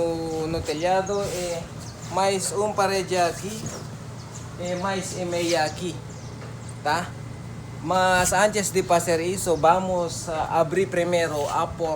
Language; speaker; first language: Portuguese; non-native, learner; Filipino